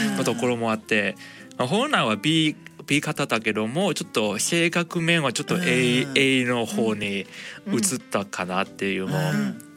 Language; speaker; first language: Japanese; non-native, fluent; Cantonese